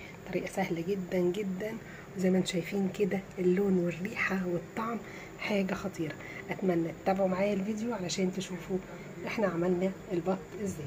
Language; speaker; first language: Arabic; native; Arabic